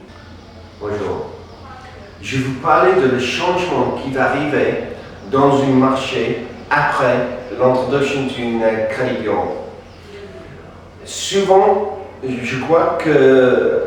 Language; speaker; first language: French; non-native, fluent; English